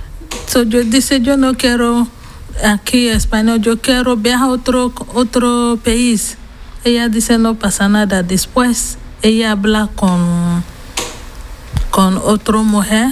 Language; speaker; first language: Spanish; non-native, learner; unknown